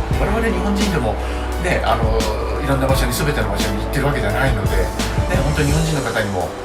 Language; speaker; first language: Japanese; native; Japanese